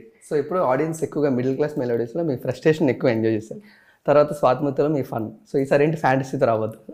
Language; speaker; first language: Telugu; native; Telugu